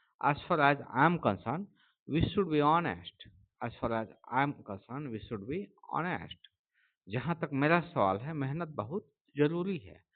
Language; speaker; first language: Hindi; native; Hindi